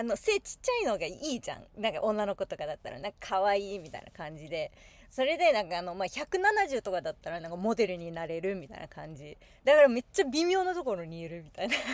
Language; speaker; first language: Japanese; non-native, fluent; English